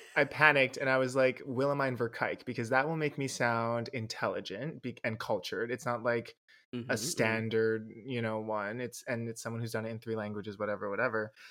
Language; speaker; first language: English; native; English